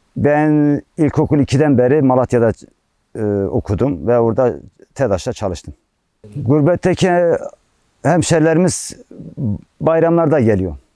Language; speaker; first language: Turkish; native; Turkish